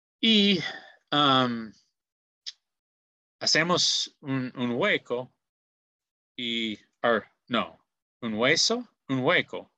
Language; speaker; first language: Spanish; non-native, learner; English